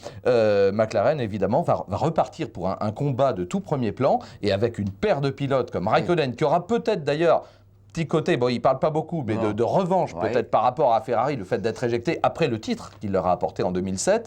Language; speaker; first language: French; native; French